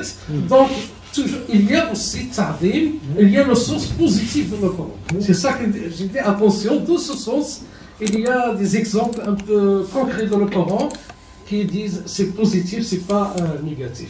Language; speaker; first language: French; non-native, learner; Arabic